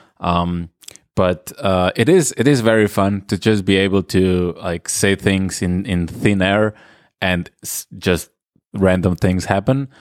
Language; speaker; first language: English; non-native, fluent; Slovenian